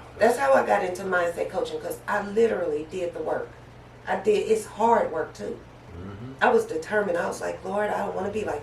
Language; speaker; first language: English; native; English